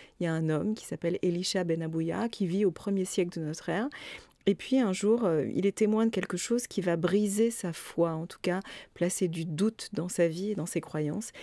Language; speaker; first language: French; native; French